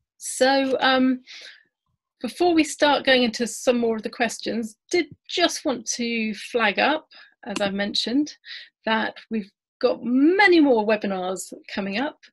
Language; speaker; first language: English; native; English